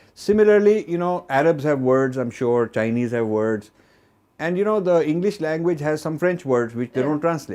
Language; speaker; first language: English; non-native, local second language; Hindi